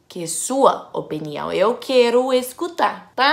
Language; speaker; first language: Portuguese; non-native, learner; English